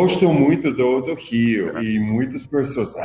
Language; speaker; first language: Portuguese; non-native, fluent; English